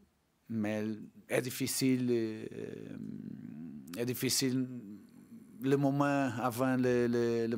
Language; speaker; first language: French; non-native, learner; Portuguese